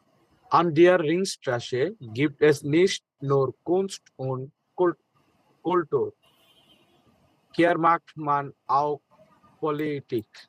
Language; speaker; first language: German; non-native, learner; Bangla